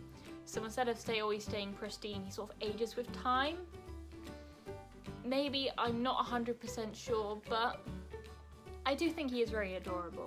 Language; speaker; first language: English; native; English